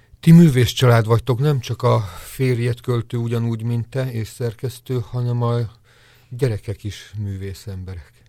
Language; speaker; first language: Hungarian; native; Hungarian